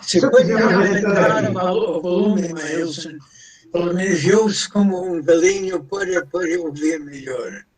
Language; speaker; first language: Portuguese; non-native, fluent; English